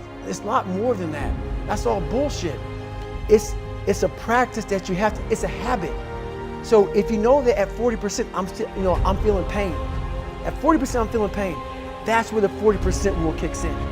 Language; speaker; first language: English; native; English